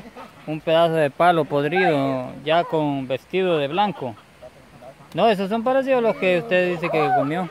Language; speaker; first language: Spanish; native; Spanish